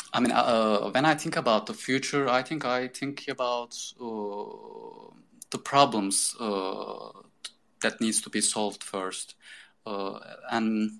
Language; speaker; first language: English; non-native, fluent; Turkish